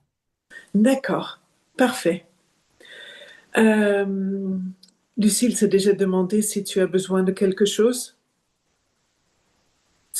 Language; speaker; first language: French; non-native, fluent; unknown